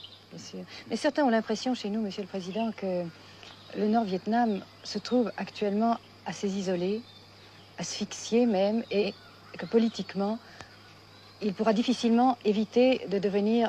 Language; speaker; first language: French; native; French